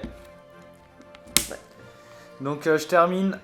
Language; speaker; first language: French; native; French